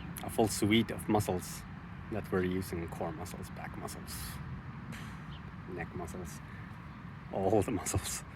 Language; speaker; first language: English; non-native, fluent; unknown